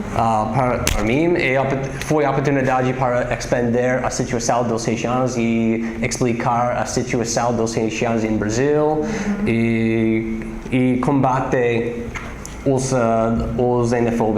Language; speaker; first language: Portuguese; non-native, learner; English